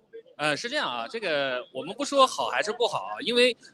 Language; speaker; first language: Chinese; native; Chinese